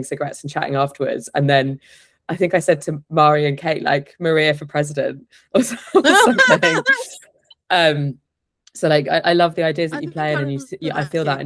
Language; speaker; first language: English; native; English